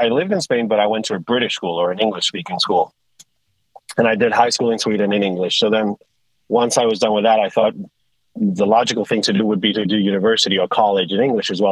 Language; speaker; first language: English; non-native, fluent; Spanish